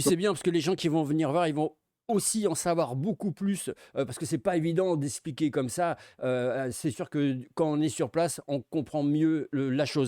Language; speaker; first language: French; native; French